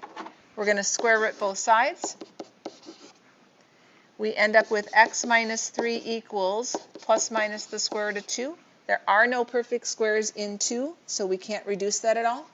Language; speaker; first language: English; native; English